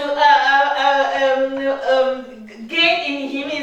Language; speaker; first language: German; non-native, learner; French